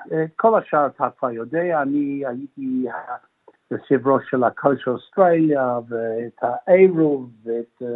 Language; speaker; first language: Hebrew; non-native, fluent; English